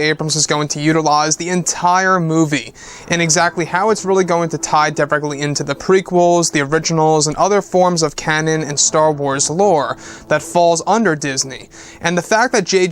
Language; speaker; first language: English; native; English